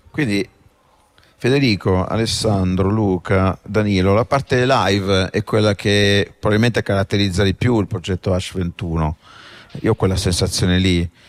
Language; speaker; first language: Italian; native; Italian